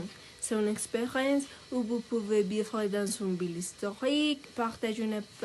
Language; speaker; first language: French; non-native, learner; Spanish